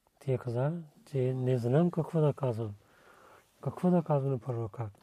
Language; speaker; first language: Bulgarian; non-native, learner; Urdu